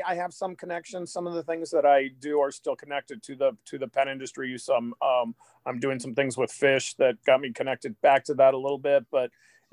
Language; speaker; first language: English; native; English